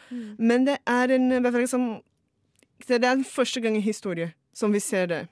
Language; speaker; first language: Norwegian; non-native, fluent; Portuguese